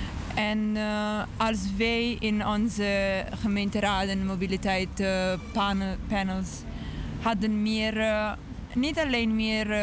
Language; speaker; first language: Dutch; non-native, learner; English